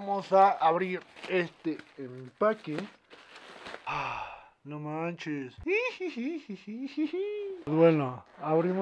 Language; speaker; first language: Spanish; native; Spanish